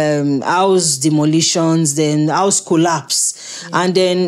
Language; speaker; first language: English; native; English